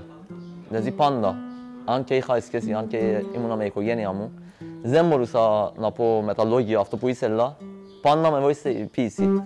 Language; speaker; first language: Greek; non-native, learner; Persian